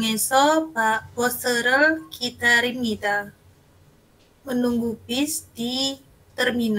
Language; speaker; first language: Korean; non-native, learner; Indonesian